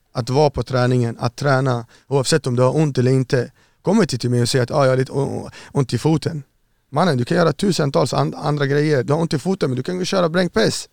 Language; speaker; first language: Swedish; early bilingual, other home language; Arabic